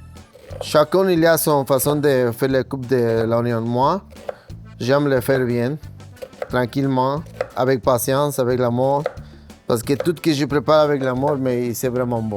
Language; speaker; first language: French; non-native, fluent; Spanish